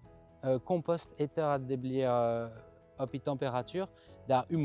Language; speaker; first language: Norwegian; non-native, fluent; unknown